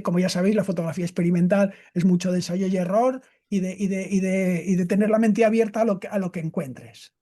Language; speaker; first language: Spanish; native; Spanish